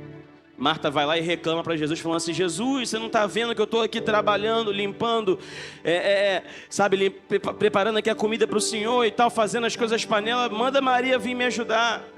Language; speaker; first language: Portuguese; native; Portuguese